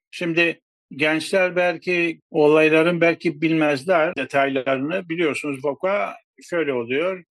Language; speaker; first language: Turkish; non-native, local second language; Greek